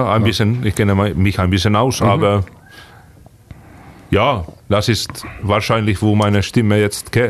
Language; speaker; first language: German; non-native, fluent; Finnish